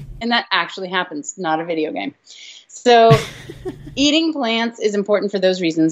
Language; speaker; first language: English; native; English